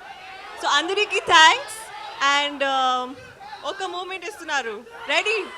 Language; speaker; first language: Telugu; non-native, learner; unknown